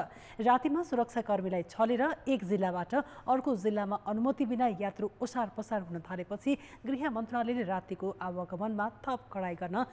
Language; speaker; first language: Nepali; native; Nepali